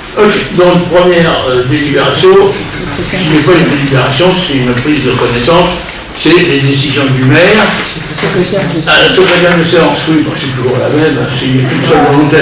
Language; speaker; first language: French; native; French